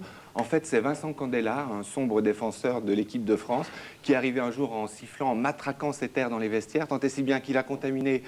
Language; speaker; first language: French; native; French